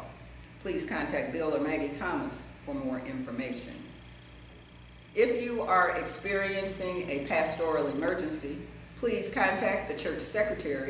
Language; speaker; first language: English; native; English